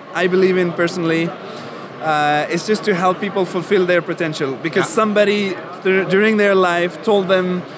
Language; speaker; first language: English; non-native, fluent; Arabic